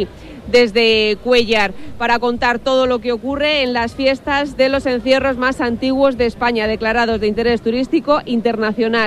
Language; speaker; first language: Spanish; native; Spanish